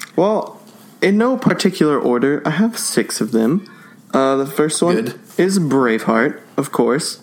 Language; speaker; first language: English; native; English